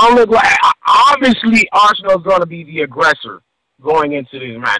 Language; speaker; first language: English; native; English